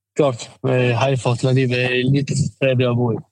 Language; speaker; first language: Swedish; native; Swedish